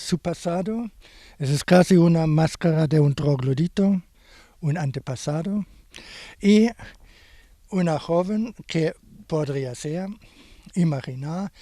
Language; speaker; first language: Spanish; non-native, fluent; German